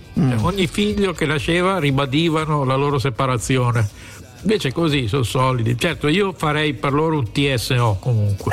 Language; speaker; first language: Italian; native; Italian